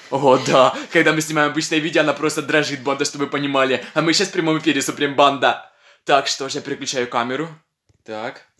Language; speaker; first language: Russian; non-native, local second language; Ukrainian